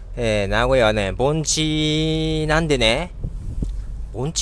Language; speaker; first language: Japanese; native; Japanese